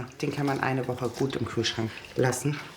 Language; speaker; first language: German; native; German